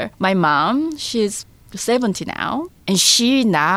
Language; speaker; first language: English; non-native, fluent; Korean